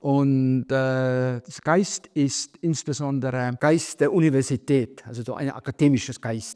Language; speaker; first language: German; non-native, fluent; Estonian